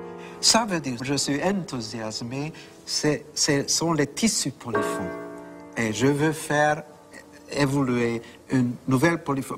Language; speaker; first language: French; non-native, fluent; Hungarian